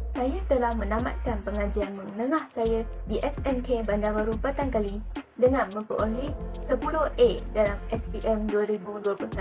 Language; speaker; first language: Malay; non-native, local second language; Chinese